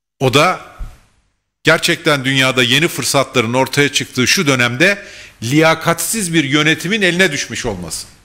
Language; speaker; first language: Turkish; native; Turkish